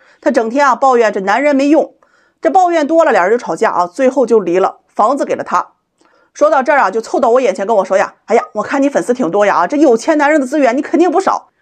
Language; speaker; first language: Chinese; native; Chinese